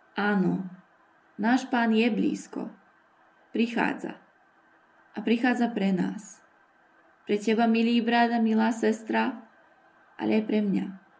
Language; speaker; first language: Slovak; early bilingual, heritage; Slovak